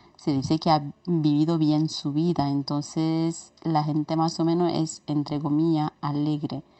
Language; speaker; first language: Spanish; non-native, fluent; Romanian